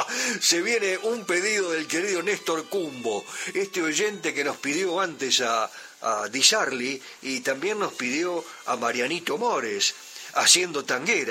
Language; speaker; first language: Spanish; native; Spanish